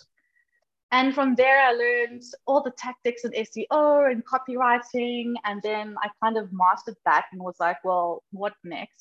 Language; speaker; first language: English; native; English